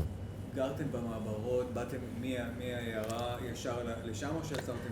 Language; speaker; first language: Hebrew; native; Hebrew